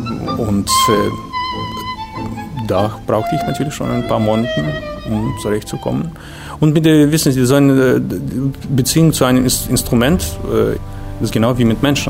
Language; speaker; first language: German; non-native, fluent; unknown